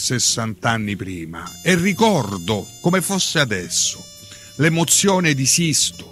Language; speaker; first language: Italian; native; Italian